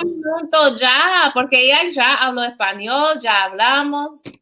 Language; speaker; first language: Spanish; non-native, fluent; English